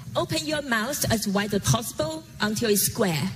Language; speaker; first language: English; non-native, fluent; Chinese